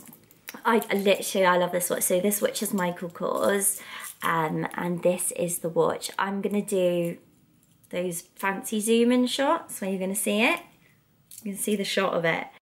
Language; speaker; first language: English; native; English